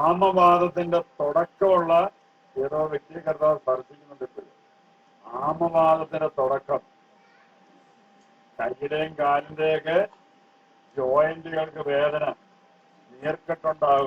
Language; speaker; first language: Malayalam; native; Malayalam